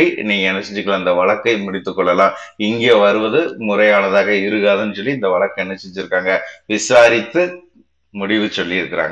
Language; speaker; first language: Tamil; native; Tamil